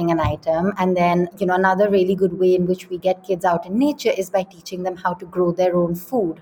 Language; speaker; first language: English; non-native, local second language; Hindi